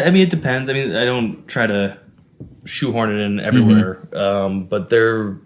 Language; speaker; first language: English; native; English